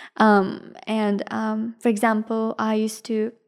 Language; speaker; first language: English; non-native, fluent; Persian